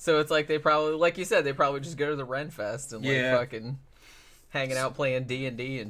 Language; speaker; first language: English; native; English